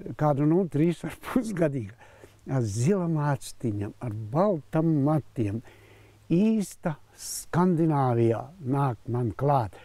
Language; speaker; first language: Latvian; non-native, fluent; Hungarian